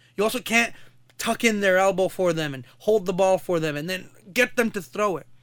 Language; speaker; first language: English; non-native, fluent; Arabic